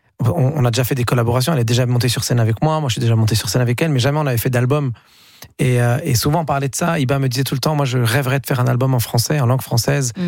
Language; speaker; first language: French; early bilingual, other home language; Arabic